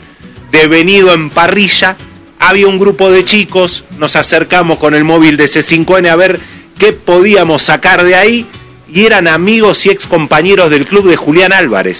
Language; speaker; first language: Spanish; native; Spanish